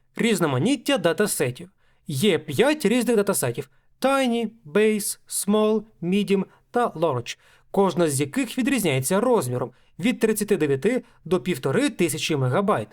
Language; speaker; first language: Ukrainian; native; Ukrainian